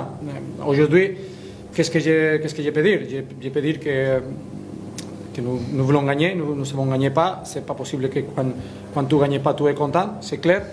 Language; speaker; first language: French; non-native, learner; Spanish